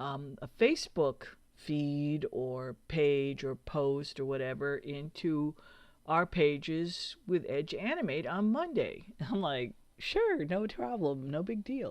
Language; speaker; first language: English; native; English